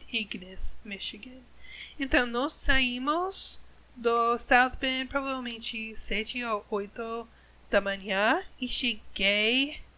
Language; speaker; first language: Portuguese; non-native, learner; English